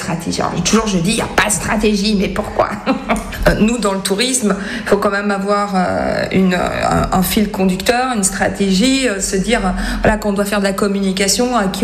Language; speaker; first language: French; native; French